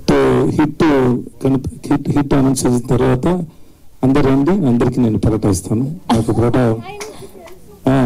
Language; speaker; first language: Telugu; non-native, learner; Tamil